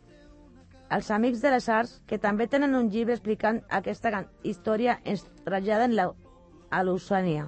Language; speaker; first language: Catalan; non-native, fluent; Spanish